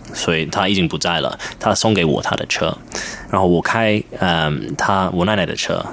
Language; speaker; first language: Chinese; non-native, learner; English